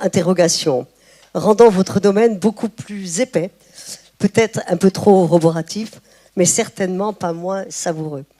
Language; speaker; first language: French; native; French